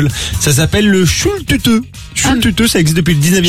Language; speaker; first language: French; native; French